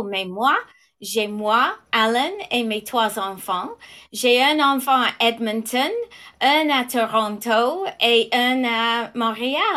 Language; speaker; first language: French; non-native, fluent; English